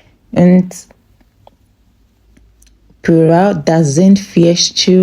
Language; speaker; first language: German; non-native, fluent; English